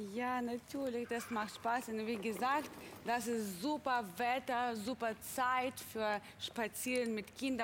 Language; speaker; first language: German; non-native, fluent; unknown